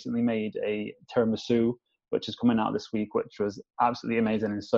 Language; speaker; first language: English; native; English